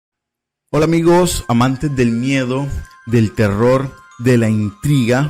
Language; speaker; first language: Spanish; native; Spanish